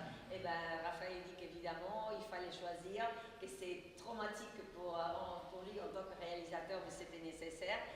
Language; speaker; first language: French; non-native, fluent; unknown